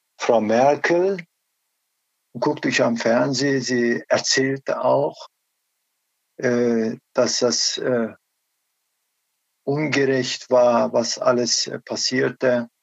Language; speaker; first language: German; non-native, learner; Turkish